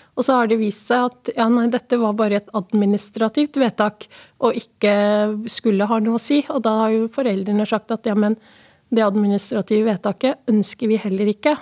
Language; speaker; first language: Norwegian; early bilingual, other home language; Somali